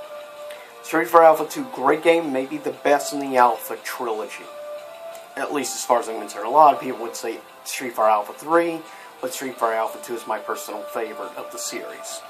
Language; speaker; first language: English; native; English